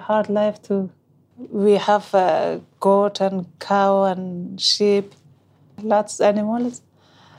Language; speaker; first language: English; non-native, learner; Hazaragi